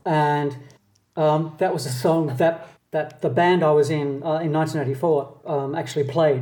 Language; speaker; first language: English; native; English